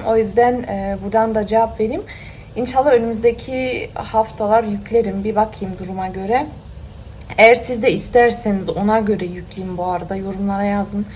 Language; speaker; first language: Turkish; early bilingual, heritage; Turkish